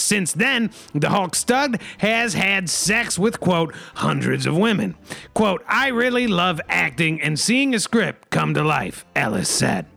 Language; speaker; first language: English; native; English